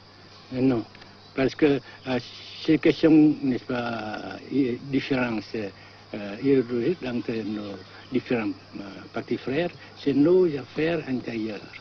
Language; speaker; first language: French; non-native, local second language; Vietnamese